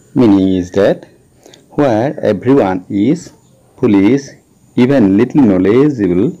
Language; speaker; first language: English; non-native, local second language; Assamese